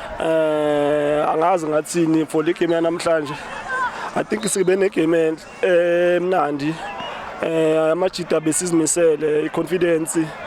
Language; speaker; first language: Zulu; native; Zulu